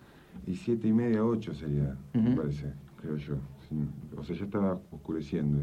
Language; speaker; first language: Spanish; native; Spanish